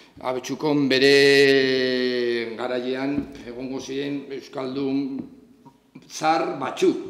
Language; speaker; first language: Basque; non-native, local second language; Spanish